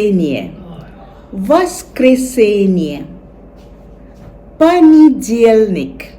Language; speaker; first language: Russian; non-native, fluent; Bangla